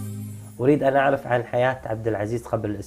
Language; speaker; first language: Arabic; native; Arabic